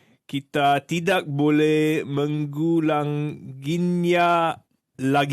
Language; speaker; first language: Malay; non-native, learner; English